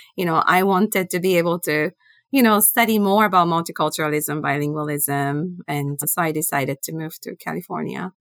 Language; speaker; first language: English; non-native, fluent; Japanese